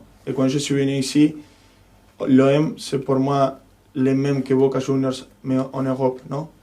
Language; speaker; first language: French; non-native, fluent; Spanish